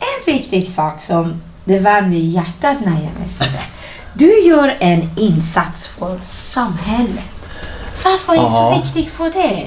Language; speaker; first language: Swedish; non-native, fluent; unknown